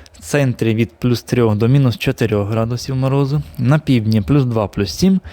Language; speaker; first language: Ukrainian; native; Ukrainian